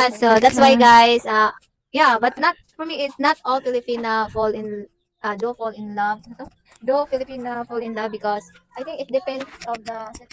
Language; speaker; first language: English; non-native, local second language; Cebuano